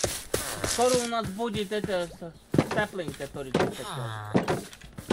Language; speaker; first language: Russian; non-native, learner; Latvian